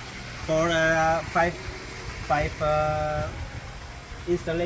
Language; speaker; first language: English; non-native, learner; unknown